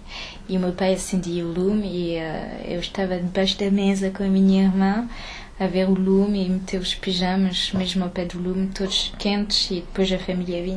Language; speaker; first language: Portuguese; early bilingual, heritage; French